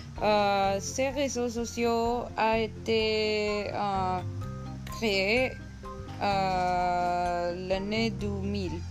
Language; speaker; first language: French; non-native, learner; Spanish